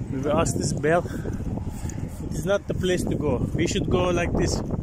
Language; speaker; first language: English; non-native, learner; Turkish